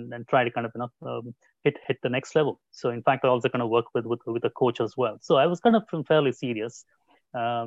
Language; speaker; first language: English; non-native, local second language; Kannada